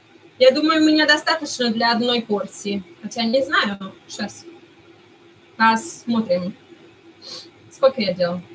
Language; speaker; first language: Russian; early bilingual, heritage; Italian